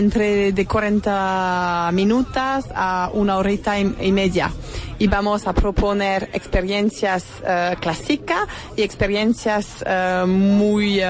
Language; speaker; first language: Spanish; non-native, fluent; French